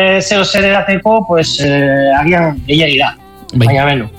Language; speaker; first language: Basque; non-native, local second language; Spanish